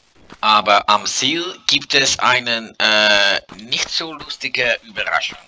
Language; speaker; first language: German; non-native, learner; Dutch